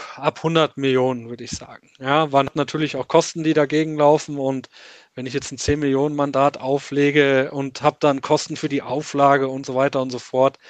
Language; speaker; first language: German; native; German